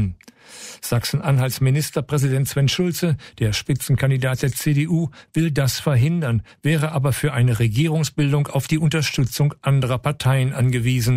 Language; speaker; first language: German; native; German